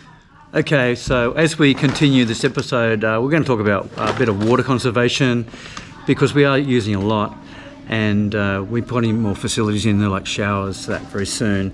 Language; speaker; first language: English; native; English